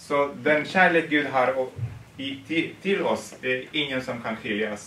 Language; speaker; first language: Swedish; non-native, fluent; Tigrinya